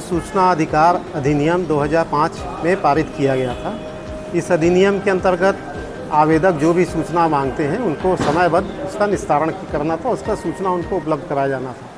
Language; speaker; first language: Hindi; native; Hindi